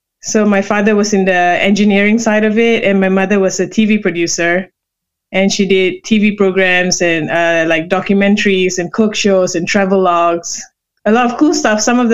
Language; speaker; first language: English; non-native, local second language; Malay